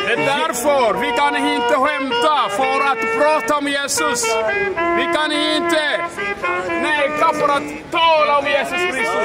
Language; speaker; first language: Swedish; non-native, learner; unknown